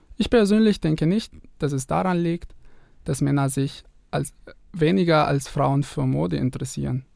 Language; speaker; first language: German; non-native, fluent; Arabic